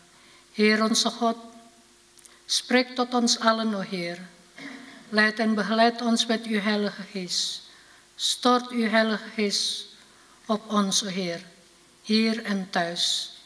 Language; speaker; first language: Dutch; non-native, fluent; Indonesian